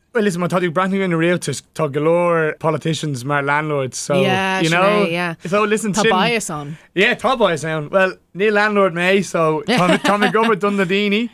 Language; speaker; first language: Irish; non-native, local second language; English